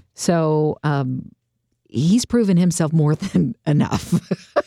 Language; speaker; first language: English; native; English